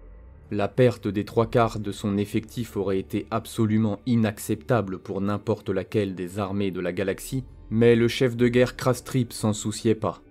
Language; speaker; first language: French; native; French